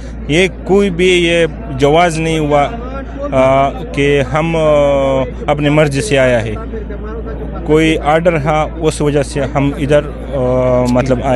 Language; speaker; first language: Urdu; non-native, local second language; Pashto